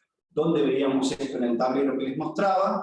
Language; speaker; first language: Spanish; native; Spanish